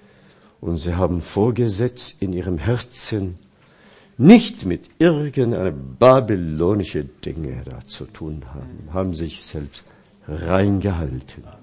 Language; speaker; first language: German; non-native, fluent; Chinese